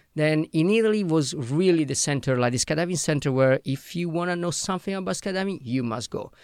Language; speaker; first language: English; non-native, fluent; Italian